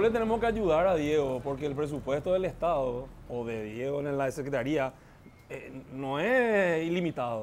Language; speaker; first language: Spanish; native; Spanish